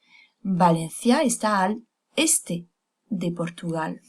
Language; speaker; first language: Spanish; non-native, fluent; French